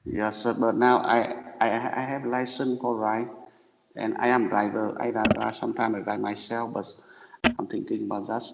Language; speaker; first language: English; non-native, learner; Vietnamese